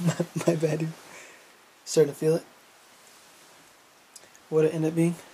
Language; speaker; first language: English; native; English